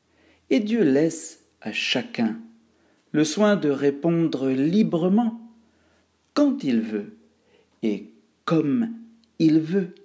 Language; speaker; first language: French; native; French